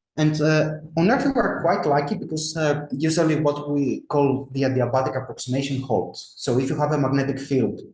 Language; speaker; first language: English; non-native, fluent; Greek